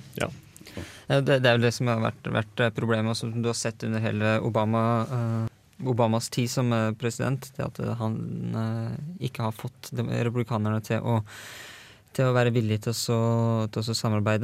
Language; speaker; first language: Norwegian; native; Norwegian